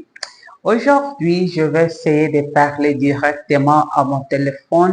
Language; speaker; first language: French; non-native, learner; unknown